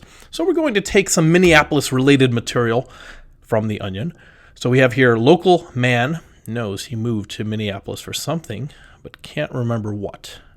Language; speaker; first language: English; native; English